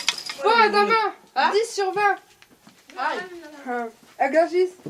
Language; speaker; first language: French; native; French